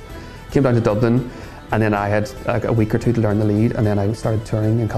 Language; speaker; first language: English; native; English